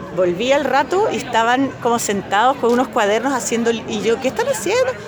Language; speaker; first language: Spanish; native; Spanish